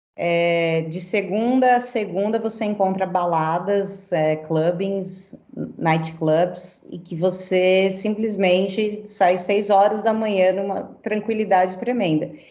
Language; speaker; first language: Portuguese; native; Portuguese